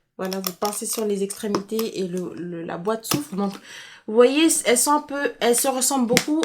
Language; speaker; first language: French; native; French